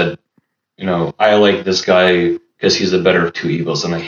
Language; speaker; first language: English; early bilingual, other home language; Russian